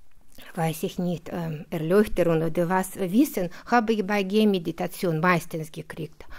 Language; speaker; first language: German; non-native, fluent; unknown